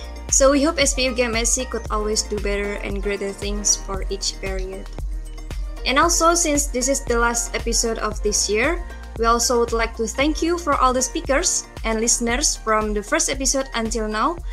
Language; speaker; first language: English; non-native, fluent; Indonesian